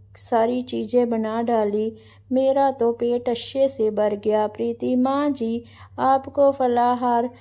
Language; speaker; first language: Hindi; non-native, local second language; Punjabi